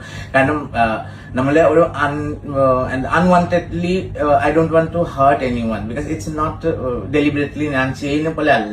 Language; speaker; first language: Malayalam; non-native, fluent; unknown